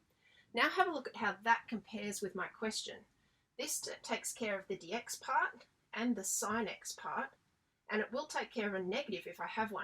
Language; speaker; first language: English; native; English